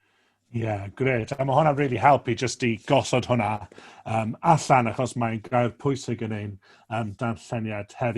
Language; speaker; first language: Welsh; native; Welsh